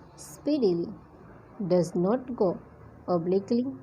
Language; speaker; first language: English; non-native, local second language; Gujarati